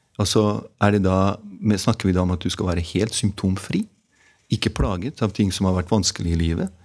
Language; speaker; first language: Norwegian; non-native, fluent; Bosnian